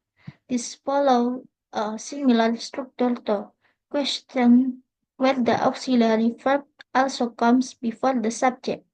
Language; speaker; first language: English; non-native, learner; Indonesian